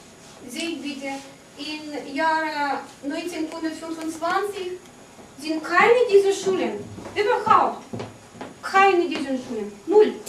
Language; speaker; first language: German; non-native, fluent; Russian